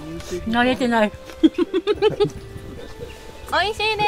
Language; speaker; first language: Japanese; native; Japanese